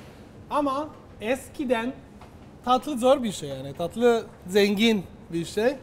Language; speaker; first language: Turkish; non-native, learner; Italian